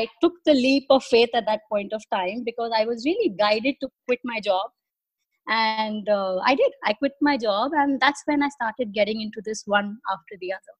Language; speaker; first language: English; non-native, local second language; Hindi